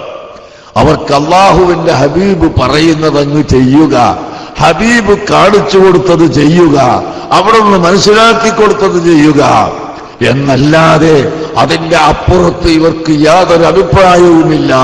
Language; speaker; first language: Malayalam; native; Malayalam